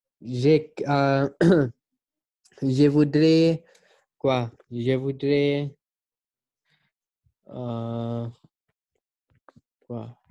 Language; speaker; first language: French; non-native, learner; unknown